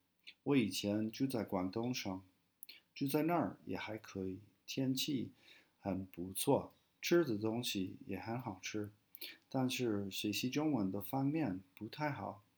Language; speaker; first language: Chinese; non-native, fluent; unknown